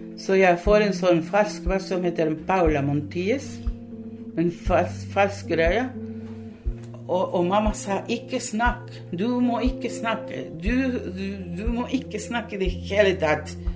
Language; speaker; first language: Norwegian; early bilingual, other home language; Spanish